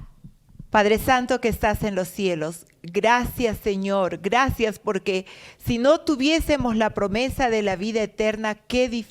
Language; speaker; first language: Spanish; native; Spanish